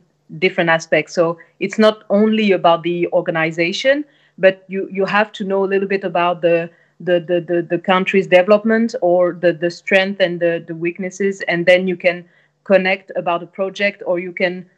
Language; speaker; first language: English; non-native, fluent; French